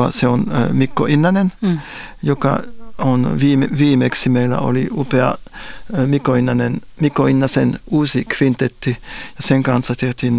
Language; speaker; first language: Finnish; non-native, fluent; French